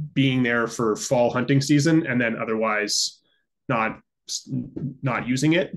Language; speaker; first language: English; native; English